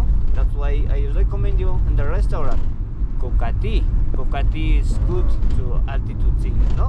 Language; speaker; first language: English; non-native, learner; Spanish